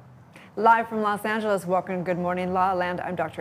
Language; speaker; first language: English; native; English